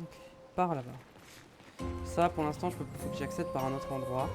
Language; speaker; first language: French; native; French